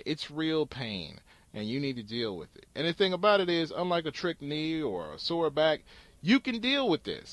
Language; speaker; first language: English; native; English